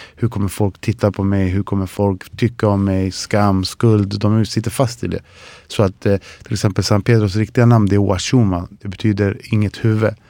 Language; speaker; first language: Swedish; early bilingual, other home language; Spanish